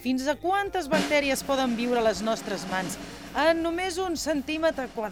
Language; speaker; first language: Catalan; native; Catalan